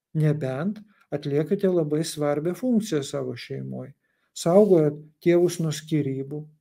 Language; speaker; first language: Lithuanian; non-native, local second language; Russian